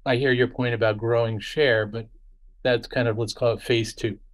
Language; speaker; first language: English; native; English